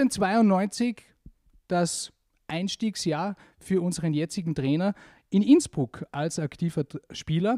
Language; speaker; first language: German; native; German